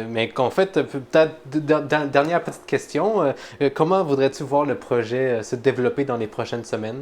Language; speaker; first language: French; native; French